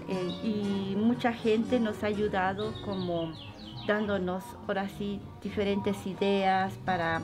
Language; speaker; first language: Spanish; non-native, local second language; Zapotec